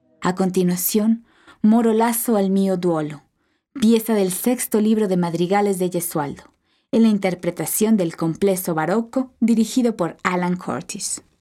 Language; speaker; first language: Spanish; native; Spanish